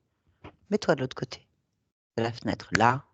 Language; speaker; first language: French; native; French